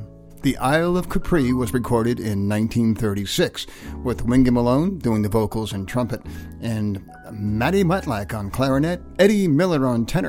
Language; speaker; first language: English; native; English